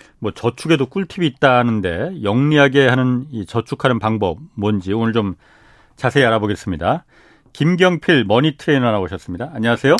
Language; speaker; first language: Korean; native; Korean